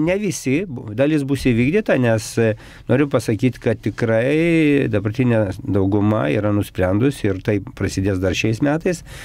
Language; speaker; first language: Lithuanian; native; Lithuanian